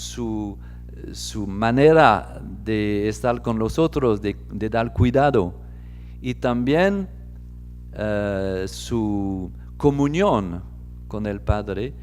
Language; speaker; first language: Spanish; non-native, fluent; French